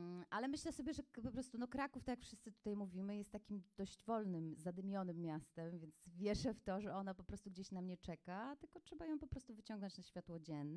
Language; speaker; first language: Polish; native; Polish